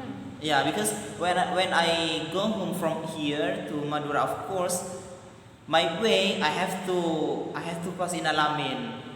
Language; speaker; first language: English; non-native, learner; Madurese